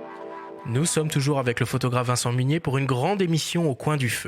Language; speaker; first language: French; native; French